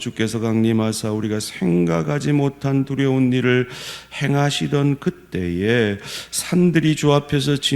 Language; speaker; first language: Korean; native; Korean